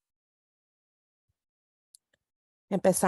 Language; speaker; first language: Spanish; early bilingual, heritage; English